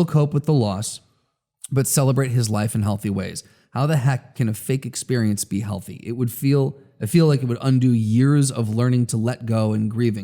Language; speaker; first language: English; native; English